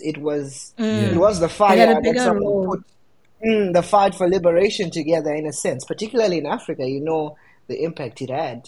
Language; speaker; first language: English; non-native, local second language; Shona